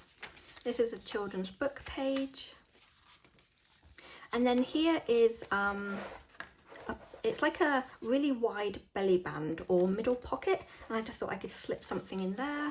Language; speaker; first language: English; native; English